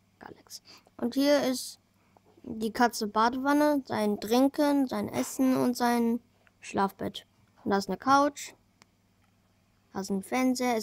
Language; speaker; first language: German; early bilingual, other home language; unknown